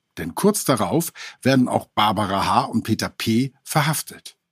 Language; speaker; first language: German; native; German